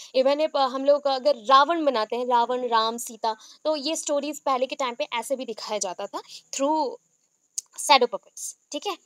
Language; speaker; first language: Hindi; non-native, local second language; Bangla